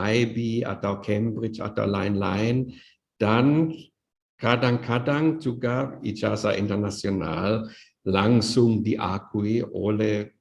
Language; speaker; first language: Indonesian; non-native, fluent; German